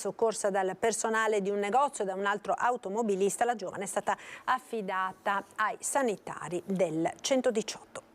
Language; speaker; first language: Italian; native; Italian